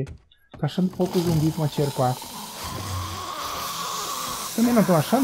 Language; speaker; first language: Portuguese; native; Portuguese